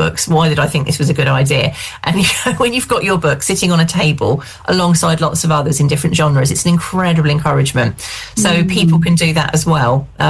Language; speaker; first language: English; native; English